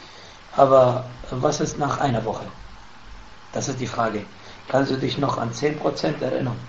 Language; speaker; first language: German; non-native, fluent; Arabic